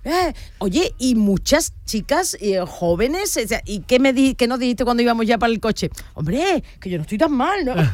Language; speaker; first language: Spanish; native; Spanish